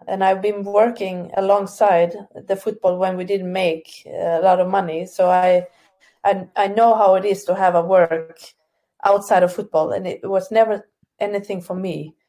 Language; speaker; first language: English; non-native, fluent; Swedish